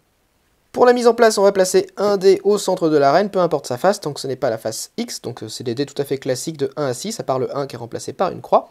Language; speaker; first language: French; native; French